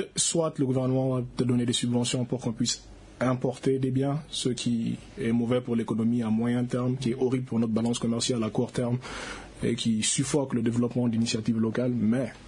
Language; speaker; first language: French; non-native, local second language; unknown